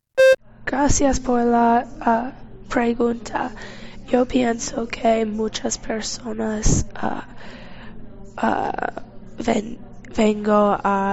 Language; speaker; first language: Spanish; non-native, learner; English